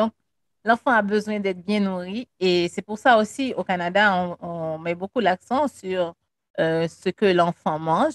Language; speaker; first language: French; non-native, local second language; Haitian Creole